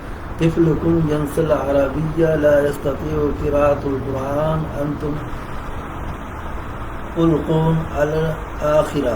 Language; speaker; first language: Arabic; non-native, learner; Urdu